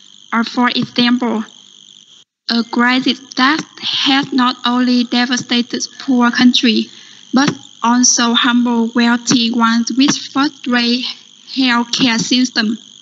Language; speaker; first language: English; non-native, learner; Vietnamese